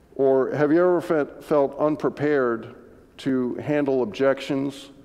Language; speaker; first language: English; native; English